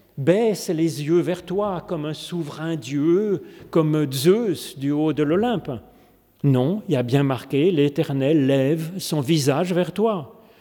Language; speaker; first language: French; native; French